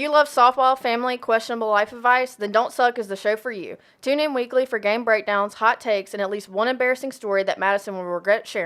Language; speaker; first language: English; native; English